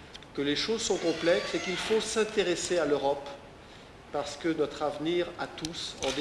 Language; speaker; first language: French; native; French